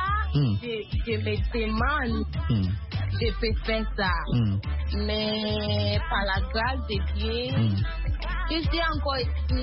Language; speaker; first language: French; non-native, learner; Akan